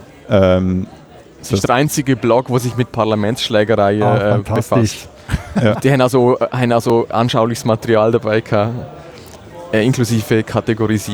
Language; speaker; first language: German; native; German